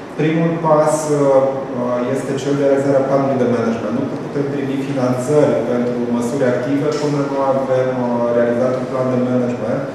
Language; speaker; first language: Romanian; native; Romanian